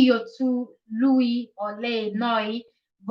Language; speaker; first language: Italian; non-native, learner; Igbo